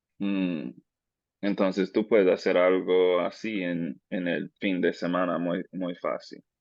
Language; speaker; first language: Spanish; native; Spanish